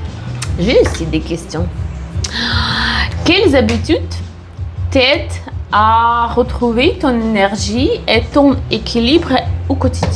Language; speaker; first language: French; non-native, fluent; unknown